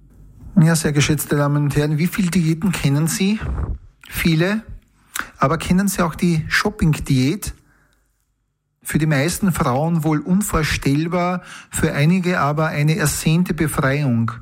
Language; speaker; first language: German; native; German